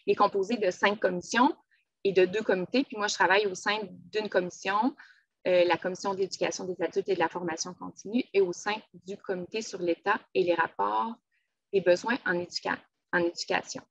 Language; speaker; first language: French; native; French